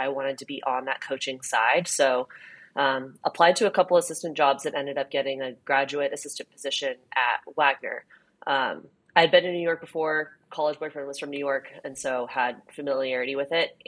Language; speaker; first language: English; native; English